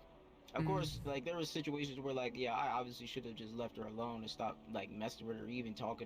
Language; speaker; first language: English; native; English